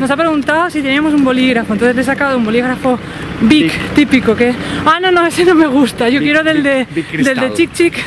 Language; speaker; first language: Spanish; native; Spanish